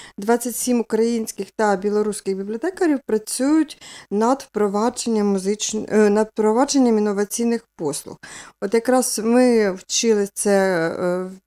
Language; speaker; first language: Ukrainian; native; Ukrainian